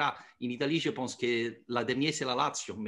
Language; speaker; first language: French; non-native, fluent; Italian